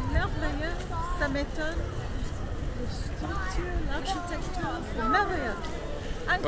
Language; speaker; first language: French; non-native, learner; English